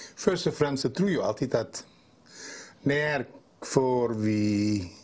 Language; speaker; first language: Swedish; non-native, fluent; Dutch